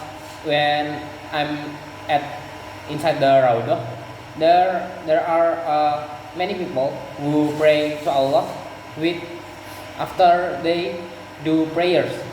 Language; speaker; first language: English; non-native, learner; Indonesian